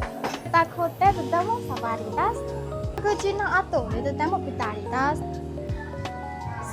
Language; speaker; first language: Japanese; non-native, learner; Burmese